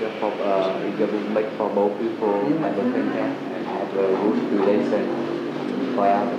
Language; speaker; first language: English; non-native, learner; Vietnamese